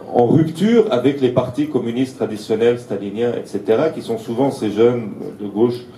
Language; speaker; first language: French; non-native, fluent; Arabic